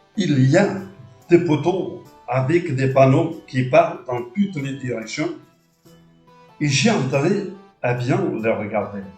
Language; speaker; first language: French; non-native, fluent; Portuguese